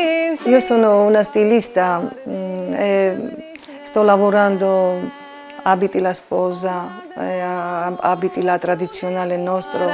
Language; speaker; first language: Italian; non-native, learner; Georgian